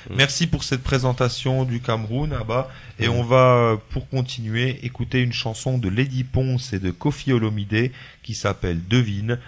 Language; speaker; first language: French; native; French